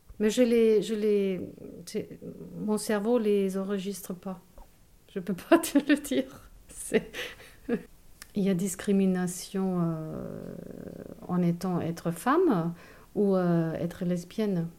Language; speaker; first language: French; non-native, fluent; German